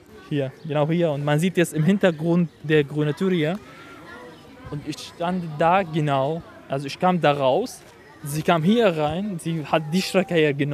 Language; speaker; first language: German; non-native, learner; Arabic